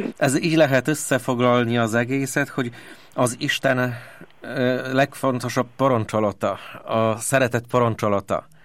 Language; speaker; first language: Hungarian; non-native, fluent; Polish